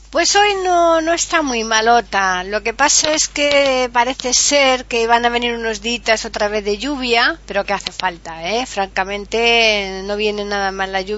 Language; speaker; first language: Spanish; native; Spanish